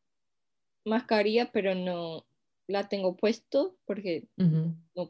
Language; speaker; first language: Spanish; non-native, fluent; English